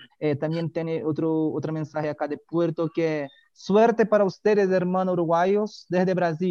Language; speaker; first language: Spanish; non-native, learner; Portuguese